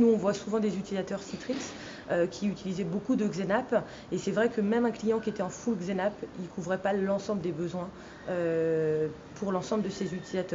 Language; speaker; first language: French; native; French